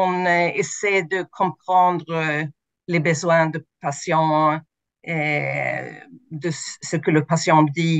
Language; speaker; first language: French; non-native, fluent; Swedish